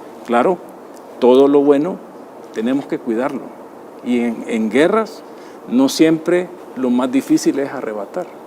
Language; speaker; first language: Spanish; native; Spanish